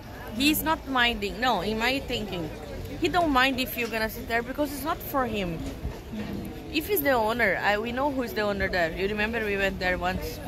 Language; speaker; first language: English; non-native, learner; Portuguese